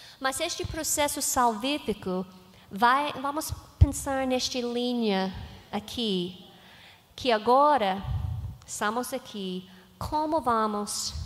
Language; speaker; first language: Portuguese; non-native, learner; English